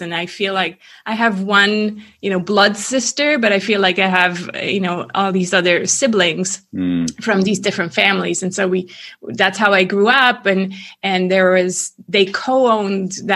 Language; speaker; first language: English; non-native, fluent; Swiss German